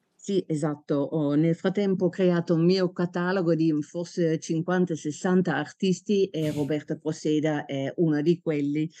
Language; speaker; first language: Italian; non-native, fluent; Dutch